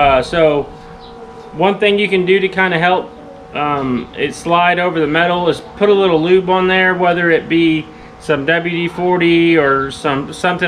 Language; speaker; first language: English; native; English